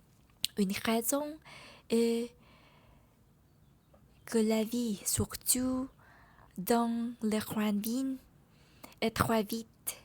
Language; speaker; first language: French; non-native, learner; Vietnamese